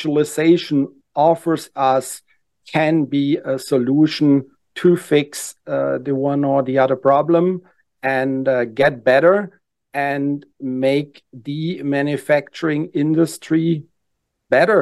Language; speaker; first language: English; non-native, fluent; German